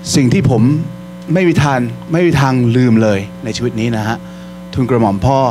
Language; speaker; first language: Thai; early bilingual, heritage; Thai